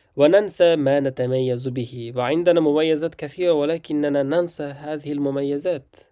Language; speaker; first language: Arabic; non-native, fluent; Uzbek